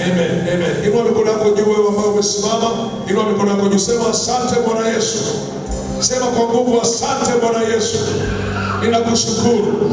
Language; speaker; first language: Swahili; native; Swahili